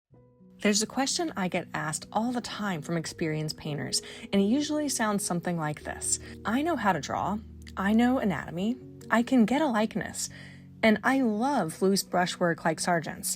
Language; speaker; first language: English; native; English